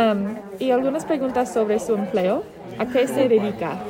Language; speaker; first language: Spanish; non-native, learner; English